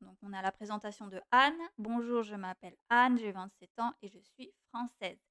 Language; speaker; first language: French; non-native, fluent; Portuguese